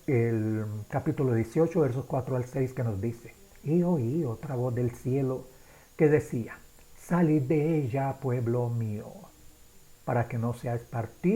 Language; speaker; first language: Spanish; native; Spanish